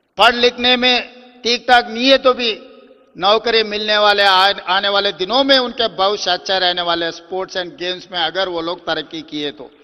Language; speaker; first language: Hindi; non-native, local second language; Telugu